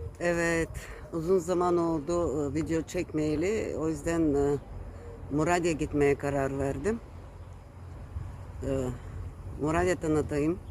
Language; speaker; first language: Turkish; early bilingual, heritage; Turkish